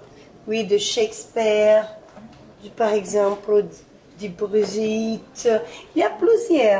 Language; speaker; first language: French; non-native, fluent; Portuguese